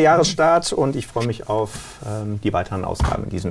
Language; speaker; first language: German; native; German